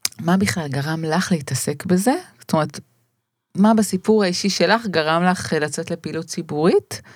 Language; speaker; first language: Hebrew; native; Hebrew